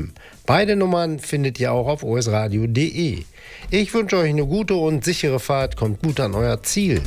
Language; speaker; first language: German; native; German